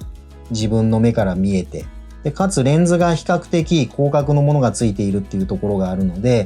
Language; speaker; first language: Japanese; native; Japanese